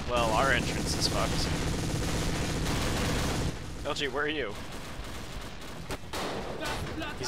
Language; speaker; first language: English; native; English